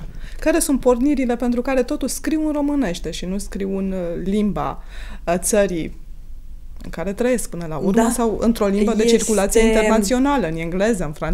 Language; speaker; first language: Romanian; native; Romanian